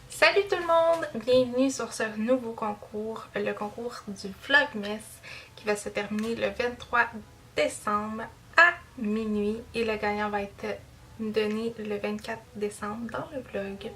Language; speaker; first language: French; native; French